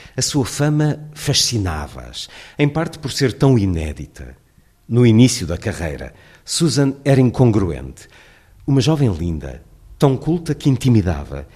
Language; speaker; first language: Portuguese; native; Portuguese